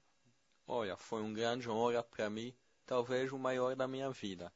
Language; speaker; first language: Portuguese; non-native, fluent; French